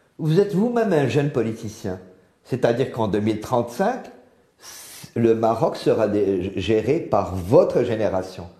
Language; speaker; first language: French; non-native, local second language; Arabic